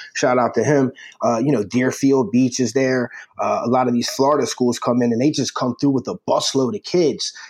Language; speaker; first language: English; native; English